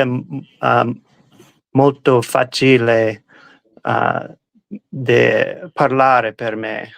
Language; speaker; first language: Italian; non-native, learner; English